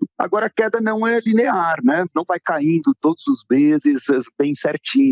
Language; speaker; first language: Portuguese; native; Portuguese